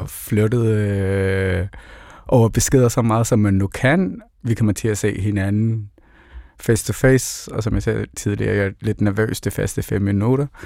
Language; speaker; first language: Danish; early bilingual, other home language; Somali